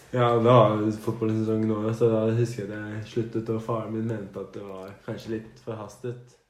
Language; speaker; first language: Norwegian; native; Norwegian